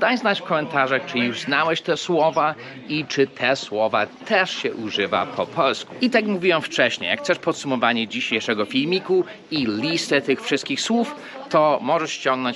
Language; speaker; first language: Polish; early bilingual, heritage; English